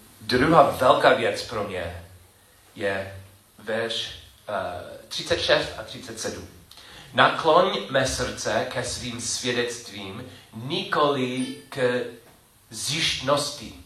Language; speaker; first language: Czech; non-native, learner; English